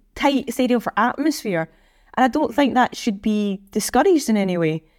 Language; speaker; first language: English; native; English